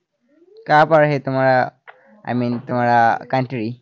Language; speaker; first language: Hindi; non-native, learner; Bangla